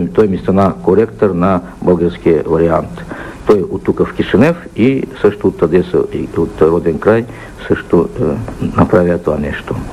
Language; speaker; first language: Bulgarian; early bilingual, heritage; Bulgarian